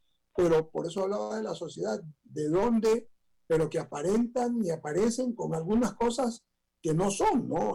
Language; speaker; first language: Spanish; native; Spanish